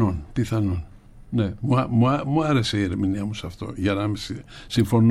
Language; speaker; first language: Greek; native; Greek